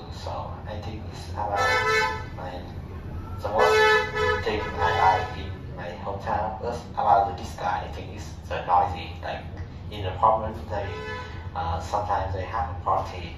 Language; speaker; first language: English; non-native, learner; Vietnamese